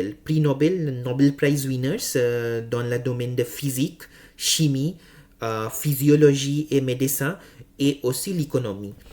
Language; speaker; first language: French; non-native, learner; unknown